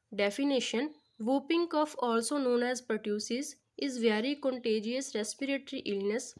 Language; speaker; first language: English; non-native, local second language; Punjabi